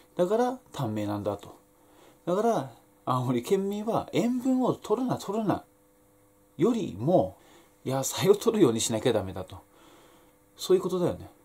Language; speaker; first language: Japanese; native; Japanese